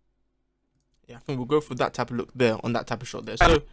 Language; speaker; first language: English; native; English